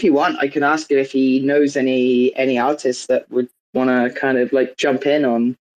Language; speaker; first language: English; native; English